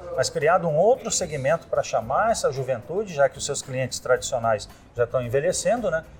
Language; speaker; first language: Portuguese; native; Portuguese